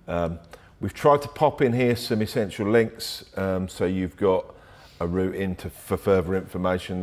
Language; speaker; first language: English; native; English